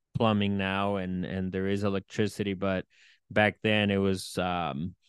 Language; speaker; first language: English; early bilingual, other home language; Spanish